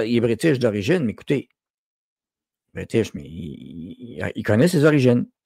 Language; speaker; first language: French; native; French